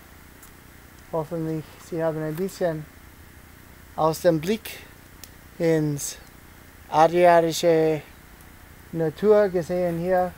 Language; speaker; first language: German; early bilingual, heritage; English